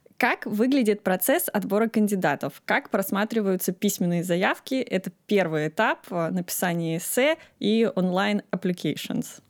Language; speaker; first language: Russian; native; Russian